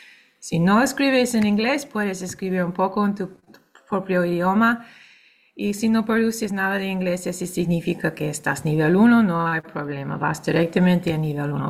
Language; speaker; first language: Spanish; non-native, fluent; English